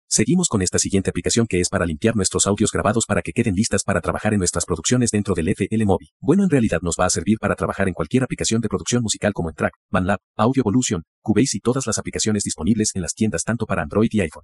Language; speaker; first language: Spanish; native; Spanish